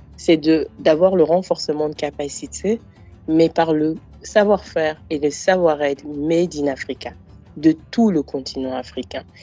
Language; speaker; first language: French; native; French